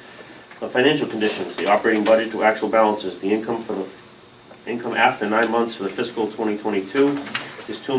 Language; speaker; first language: English; native; English